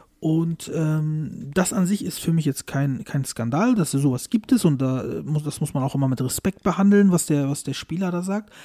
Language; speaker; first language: German; early bilingual, other home language; Turkish